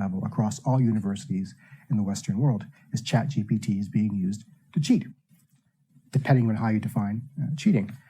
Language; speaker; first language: English; native; English